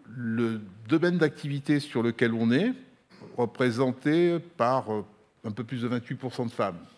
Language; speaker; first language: French; non-native, local second language; Arabic